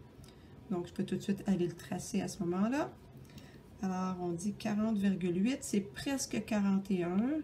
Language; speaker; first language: French; native; French